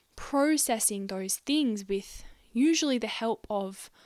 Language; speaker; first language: English; native; English